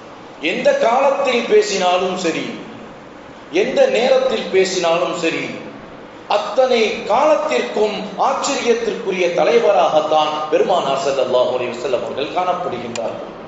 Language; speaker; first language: Tamil; native; Tamil